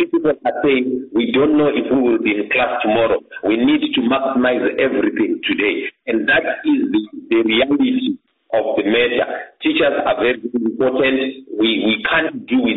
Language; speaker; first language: English; non-native, local second language; Shona